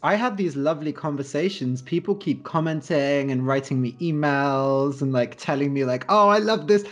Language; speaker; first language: English; native; English